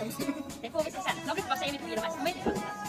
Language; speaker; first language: Swedish; native; Swedish